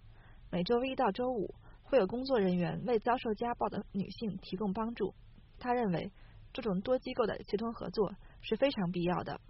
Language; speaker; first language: Chinese; native; Chinese